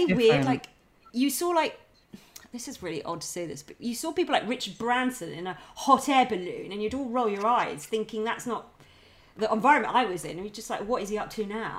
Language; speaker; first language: English; native; English